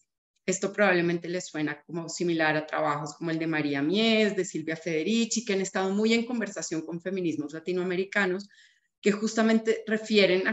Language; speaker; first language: Spanish; native; Spanish